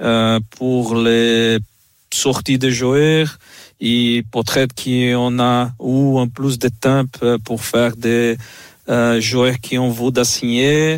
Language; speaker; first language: French; non-native, fluent; Portuguese